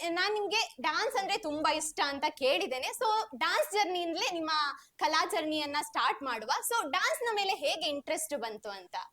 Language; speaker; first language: Kannada; native; Kannada